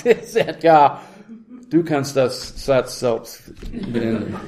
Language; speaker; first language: German; non-native, learner; English